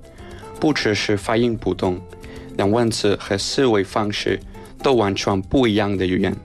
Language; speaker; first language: Chinese; non-native, fluent; Spanish